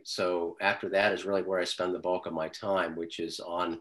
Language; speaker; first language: English; native; English